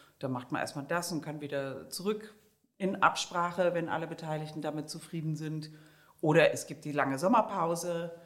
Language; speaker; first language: German; native; German